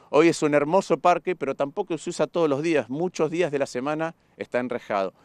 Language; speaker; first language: Spanish; native; Spanish